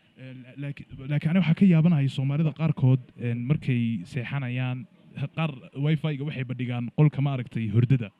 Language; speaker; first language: Somali; early bilingual, heritage; Somali